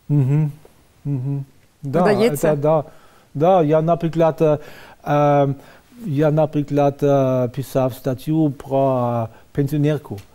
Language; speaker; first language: Ukrainian; non-native, fluent; German